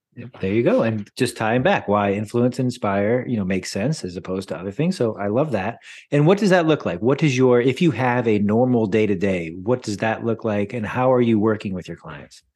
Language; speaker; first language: English; native; English